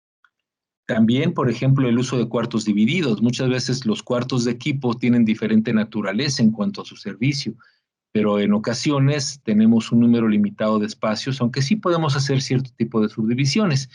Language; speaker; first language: Spanish; native; Spanish